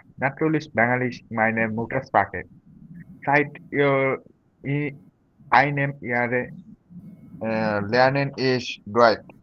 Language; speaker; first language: German; non-native, learner; Bangla